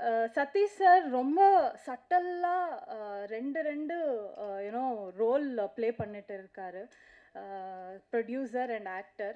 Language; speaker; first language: Tamil; non-native, learner; Kannada